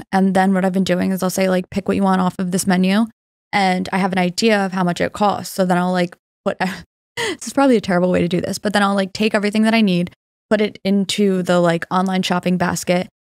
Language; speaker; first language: English; native; English